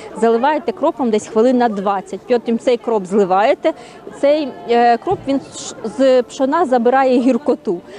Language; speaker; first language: Ukrainian; native; Ukrainian